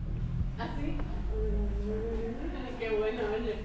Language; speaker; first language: Spanish; native; Spanish